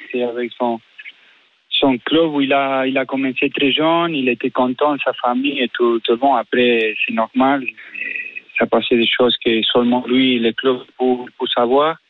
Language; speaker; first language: French; non-native, fluent; Spanish